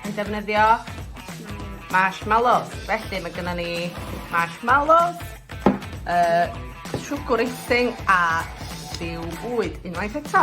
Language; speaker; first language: Welsh; native; Welsh